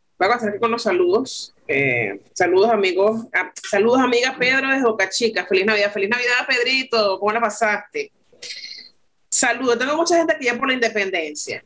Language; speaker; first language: Spanish; native; Spanish